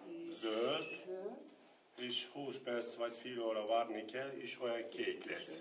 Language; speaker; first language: Hungarian; non-native, learner; Turkish